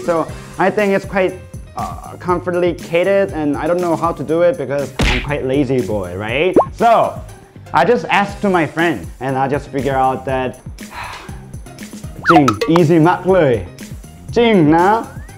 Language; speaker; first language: English; non-native, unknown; Korean